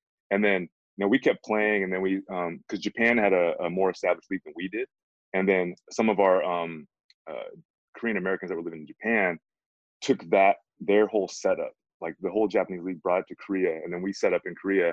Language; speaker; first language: English; native; English